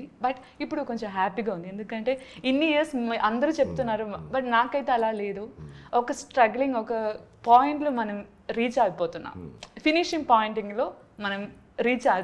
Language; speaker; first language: Telugu; non-native, learner; Malayalam